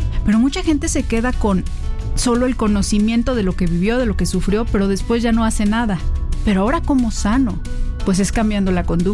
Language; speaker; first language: Spanish; native; Spanish